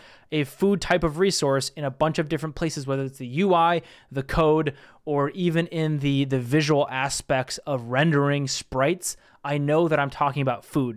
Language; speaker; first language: English; native; English